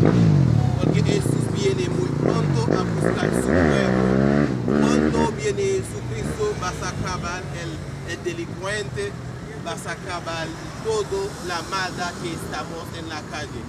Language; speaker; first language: Spanish; non-native, learner; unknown